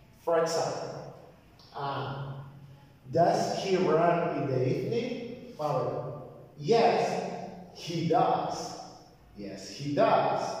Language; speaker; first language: English; non-native, fluent; Spanish